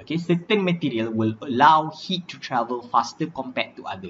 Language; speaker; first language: English; non-native, local second language; Malay